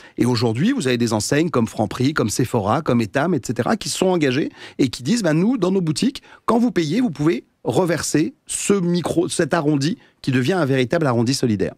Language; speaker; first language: French; native; French